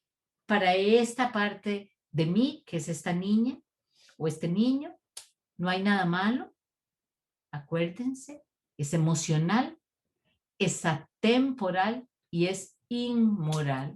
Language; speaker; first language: Spanish; native; Spanish